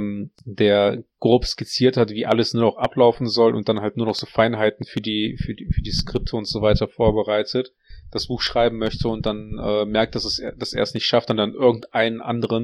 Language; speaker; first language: German; native; German